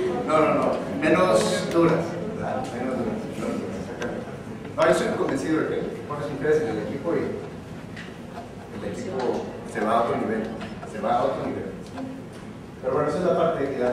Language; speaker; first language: Spanish; native; Spanish